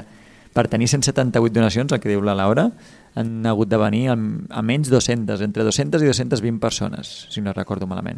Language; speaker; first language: Catalan; native; Catalan